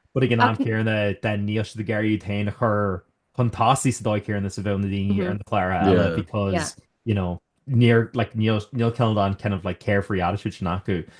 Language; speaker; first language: Irish; native; Irish